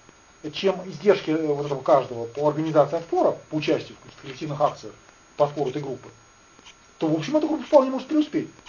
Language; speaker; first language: Russian; native; Russian